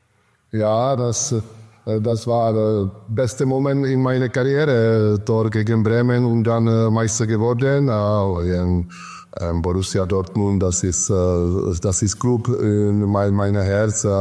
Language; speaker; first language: German; non-native, learner; Czech